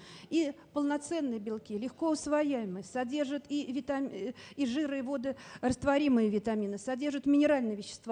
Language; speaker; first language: Russian; native; Russian